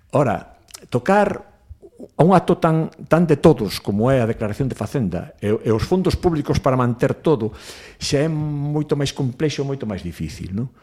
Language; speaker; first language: Galician; native; Galician